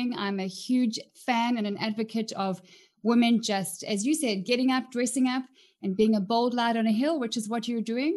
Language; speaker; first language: English; native; English